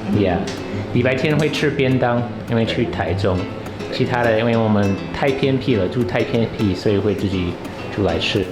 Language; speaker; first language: Chinese; non-native, fluent; English